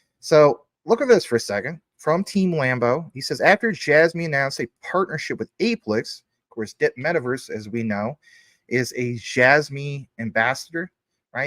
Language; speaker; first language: English; native; English